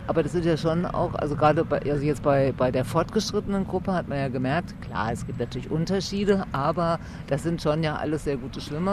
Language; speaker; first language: German; native; German